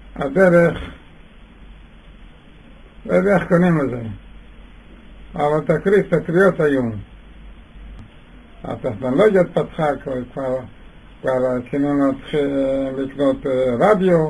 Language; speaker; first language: Hebrew; non-native, fluent; Yiddish